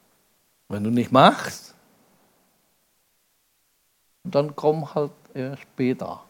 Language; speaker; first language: German; non-native, fluent; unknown